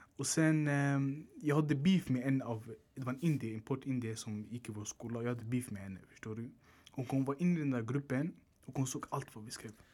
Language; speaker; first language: Swedish; early bilingual, other home language; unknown